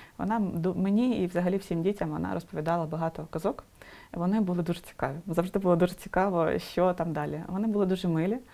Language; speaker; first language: Ukrainian; non-native, local second language; Russian